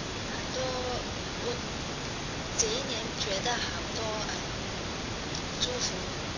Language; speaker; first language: Chinese; non-native, fluent; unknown